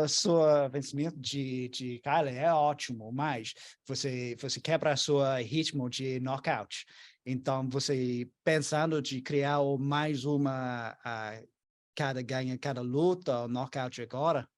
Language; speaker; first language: Portuguese; non-native, learner; English